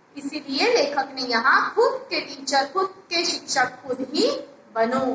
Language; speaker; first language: Hindi; non-native, local second language; Marathi